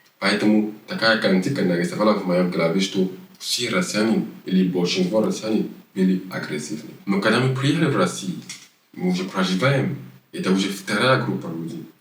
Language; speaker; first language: Russian; non-native, fluent; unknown